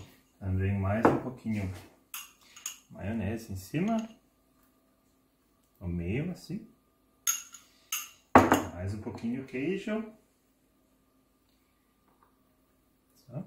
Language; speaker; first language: Portuguese; non-native, fluent; German